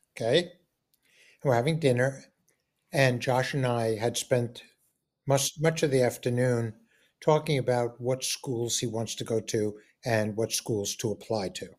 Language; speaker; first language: English; native; English